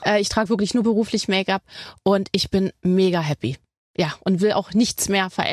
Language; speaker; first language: German; native; German